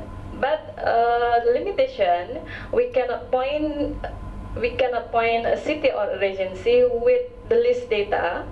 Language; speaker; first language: English; non-native, local second language; Indonesian